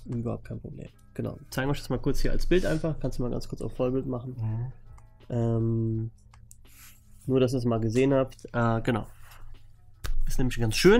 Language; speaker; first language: German; native; German